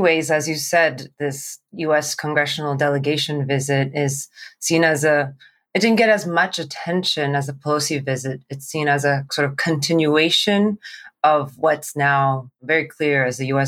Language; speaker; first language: English; non-native, local second language; Cantonese